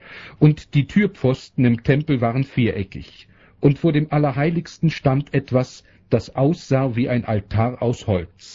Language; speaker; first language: German; native; German